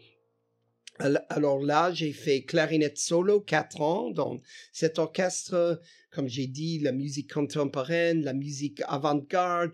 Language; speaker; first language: French; non-native, fluent; English